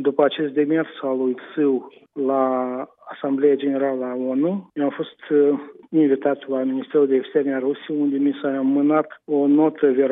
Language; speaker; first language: Romanian; native; Romanian